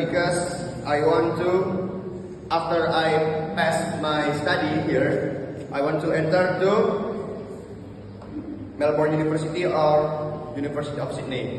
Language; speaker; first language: English; non-native, learner; Indonesian